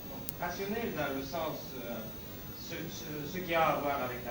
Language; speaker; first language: French; non-native, fluent; Russian